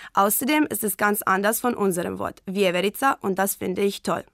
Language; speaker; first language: German; non-native, fluent; Croatian